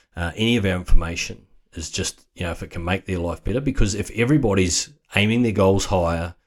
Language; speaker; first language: English; native; English